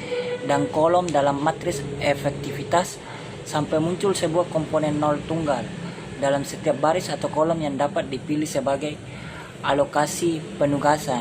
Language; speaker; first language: Indonesian; native; Indonesian